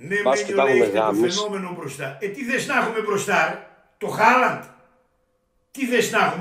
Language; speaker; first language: Greek; native; Greek